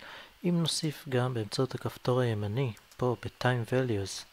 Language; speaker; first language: Hebrew; native; Hebrew